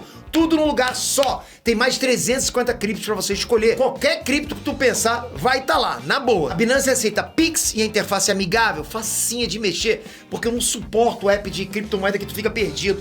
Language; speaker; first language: Portuguese; native; Portuguese